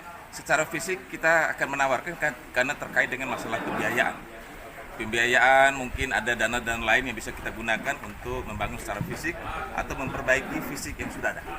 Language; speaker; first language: Indonesian; native; Indonesian